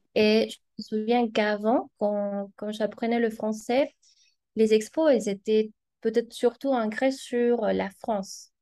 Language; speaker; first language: French; non-native, fluent; Spanish